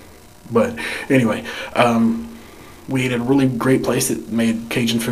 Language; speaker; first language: English; native; English